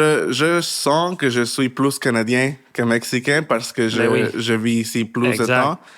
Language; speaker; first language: French; non-native, learner; Spanish